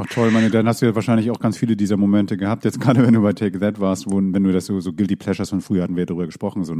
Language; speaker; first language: German; native; German